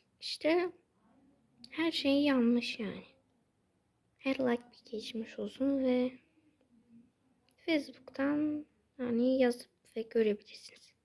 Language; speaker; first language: Turkish; early bilingual, heritage; Turkish